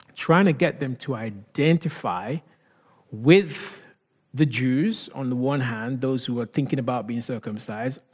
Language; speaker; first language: English; non-native, local second language; Yoruba